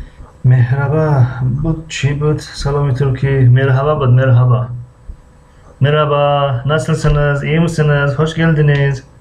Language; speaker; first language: Turkish; non-native, fluent; Tajik